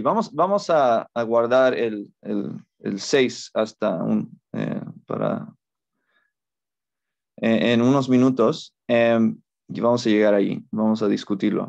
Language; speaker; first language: Spanish; non-native, fluent; English